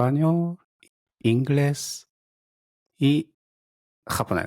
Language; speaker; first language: Spanish; non-native, learner; Japanese